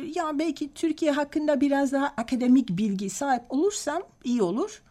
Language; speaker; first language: Turkish; non-native, fluent; Dutch